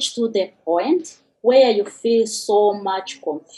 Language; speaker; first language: English; non-native, local second language; Kinyarwanda